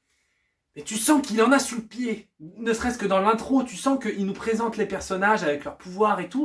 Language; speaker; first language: French; native; French